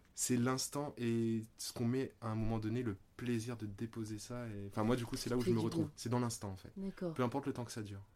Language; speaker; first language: French; native; French